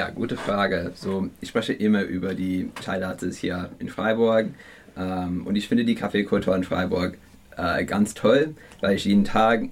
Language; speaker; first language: German; non-native, learner; English